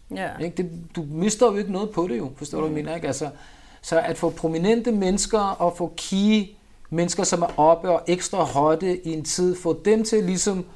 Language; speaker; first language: Danish; early bilingual, other home language; Urdu